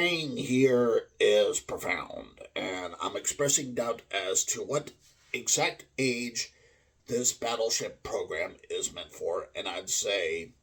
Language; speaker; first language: English; native; English